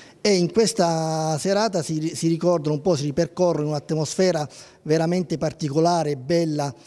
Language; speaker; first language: Italian; native; Italian